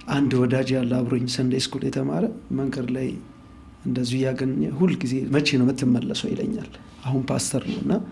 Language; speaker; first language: Amharic; native; Amharic